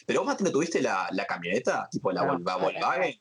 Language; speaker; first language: Spanish; native; Spanish